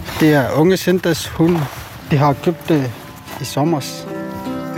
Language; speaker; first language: Danish; non-native, local second language; Kalaallisut